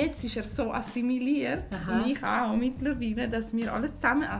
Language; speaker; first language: German; non-native, fluent; Italian